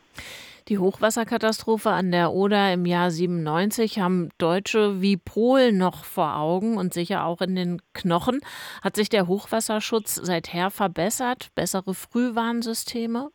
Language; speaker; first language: German; native; German